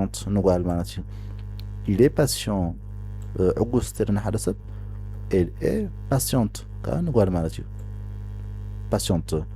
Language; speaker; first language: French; non-native, fluent; Tigrinya